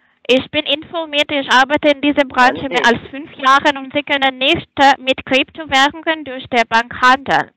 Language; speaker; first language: German; non-native, fluent; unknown